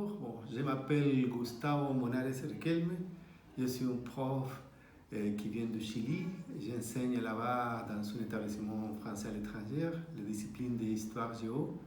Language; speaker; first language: French; non-native, fluent; Spanish